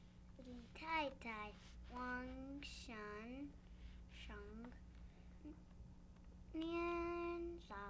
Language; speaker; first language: Chinese; non-native, learner; English